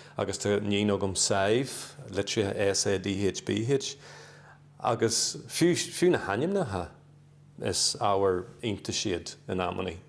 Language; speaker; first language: Irish; non-native, local second language; English